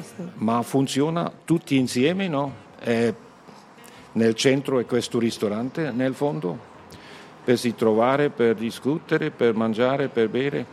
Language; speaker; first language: Italian; non-native, learner; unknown